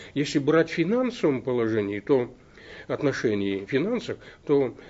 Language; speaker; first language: Russian; native; Russian